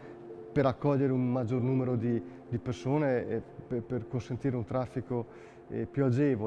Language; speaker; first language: Italian; native; Italian